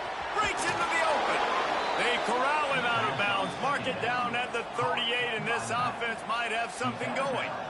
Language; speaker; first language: English; native; English